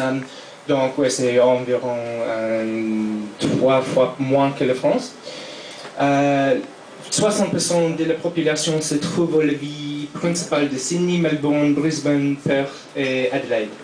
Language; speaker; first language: French; non-native, fluent; English